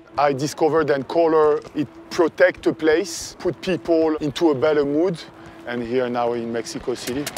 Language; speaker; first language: English; non-native, fluent; French